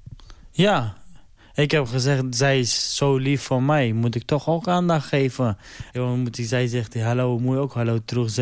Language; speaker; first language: Dutch; non-native, learner; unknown